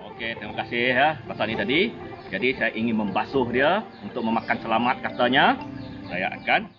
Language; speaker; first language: Malay; non-native, local second language; Iban